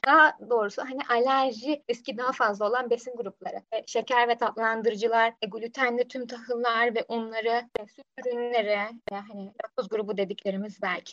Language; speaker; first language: Turkish; native; Turkish